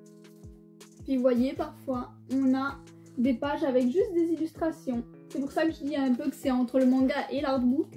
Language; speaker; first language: French; native; French